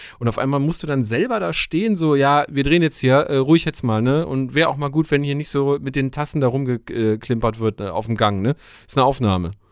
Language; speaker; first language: German; native; German